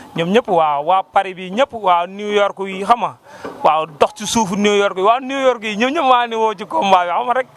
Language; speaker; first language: Wolof; native; Wolof